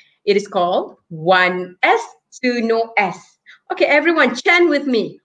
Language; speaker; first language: English; non-native, local second language; Malay